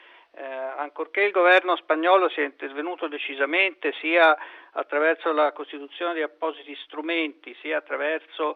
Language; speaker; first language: Italian; native; Italian